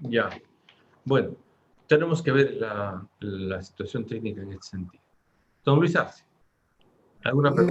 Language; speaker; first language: Spanish; native; Spanish